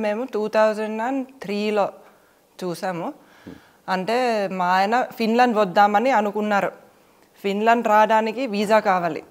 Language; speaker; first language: Telugu; non-native, fluent; Finnish